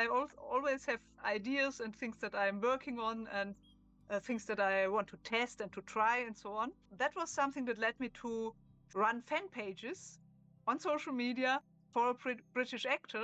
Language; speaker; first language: English; non-native, fluent; German